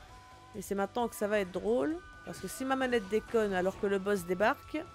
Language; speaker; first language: French; native; French